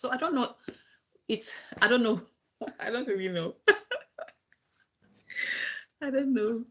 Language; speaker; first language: English; non-native, learner; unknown